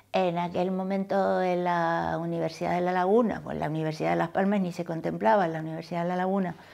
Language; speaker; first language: Spanish; native; Spanish